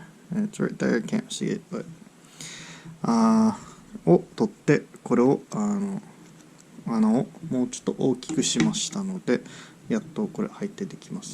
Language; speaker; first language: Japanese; early bilingual, heritage; English